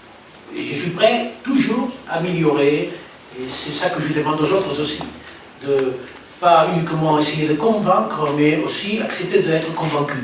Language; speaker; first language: French; non-native, fluent; Catalan